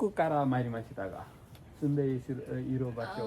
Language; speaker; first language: Japanese; non-native, learner; Nepali